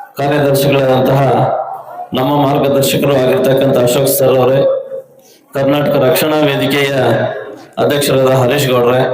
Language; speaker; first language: Kannada; native; Kannada